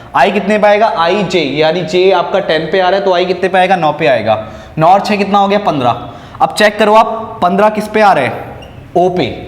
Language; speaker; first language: Hindi; native; Hindi